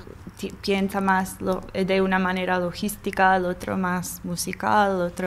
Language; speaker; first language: Spanish; non-native, learner; English